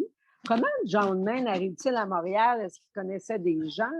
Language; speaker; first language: French; native; French